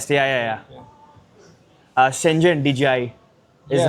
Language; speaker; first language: English; non-native, local second language; Hindi